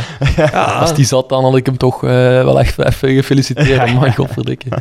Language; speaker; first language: Dutch; native; Dutch